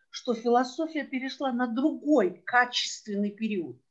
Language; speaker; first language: Russian; non-native, local second language; Kyrgyz